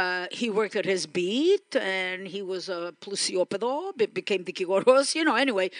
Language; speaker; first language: English; early bilingual, other home language; Greek